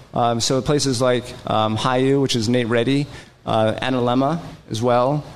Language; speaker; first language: English; native; English